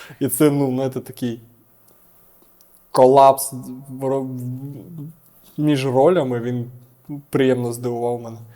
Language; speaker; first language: Ukrainian; native; Ukrainian